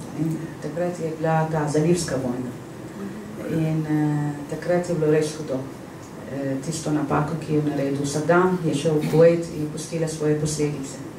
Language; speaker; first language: Slovenian; non-native, fluent; Arabic